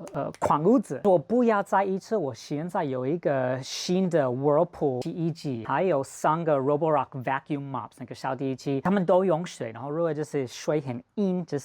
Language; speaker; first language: Chinese; non-native, fluent; English